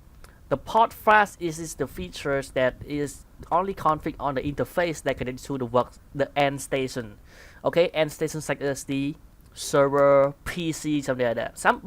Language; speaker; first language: English; non-native, fluent; Khmer